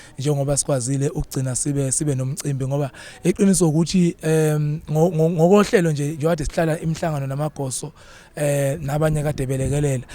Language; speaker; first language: Zulu; native; Zulu